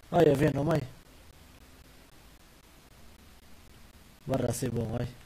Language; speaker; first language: Arabic; native; Arabic